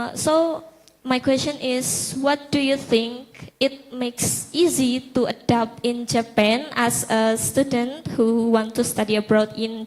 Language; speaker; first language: English; non-native, local second language; Indonesian